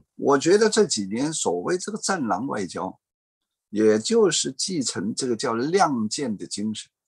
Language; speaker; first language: Chinese; non-native, fluent; Cantonese